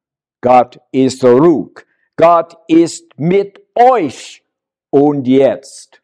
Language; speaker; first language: German; non-native, learner; English